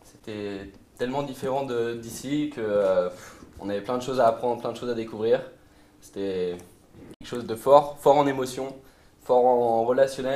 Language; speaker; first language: French; native; French